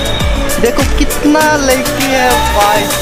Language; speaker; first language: Hindi; non-native, local second language; Bangla